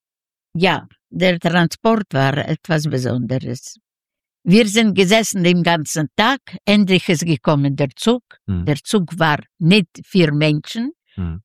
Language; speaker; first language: German; non-native, learner; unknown